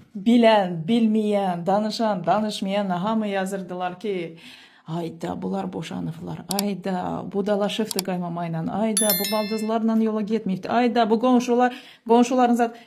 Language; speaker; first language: Azerbaijani; non-native, fluent; Russian